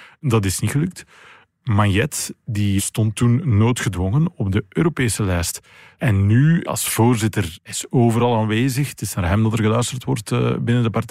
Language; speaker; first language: Dutch; native; Dutch